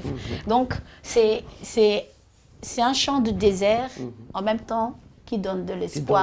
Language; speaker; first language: French; non-native, local second language; Lingala